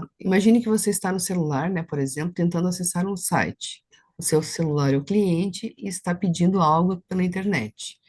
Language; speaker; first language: Portuguese; native; Portuguese